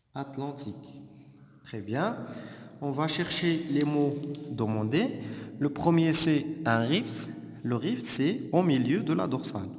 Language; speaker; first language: French; non-native, local second language; Arabic